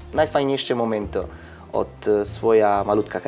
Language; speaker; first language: Polish; non-native, learner; Italian